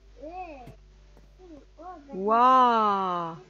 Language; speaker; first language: French; native; French